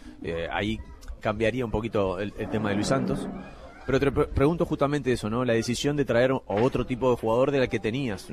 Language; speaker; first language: Spanish; native; Spanish